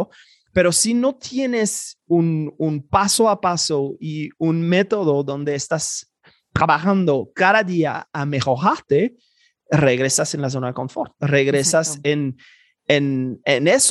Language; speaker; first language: Spanish; non-native, fluent; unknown